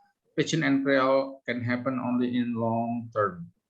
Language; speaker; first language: English; non-native, fluent; Indonesian